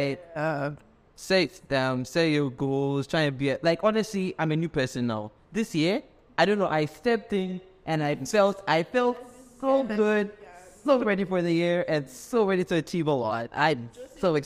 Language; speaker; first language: English; non-native, local second language; Akan